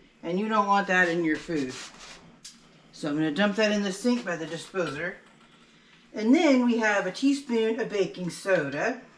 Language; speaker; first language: English; native; English